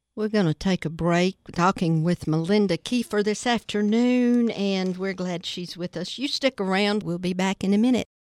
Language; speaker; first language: English; native; English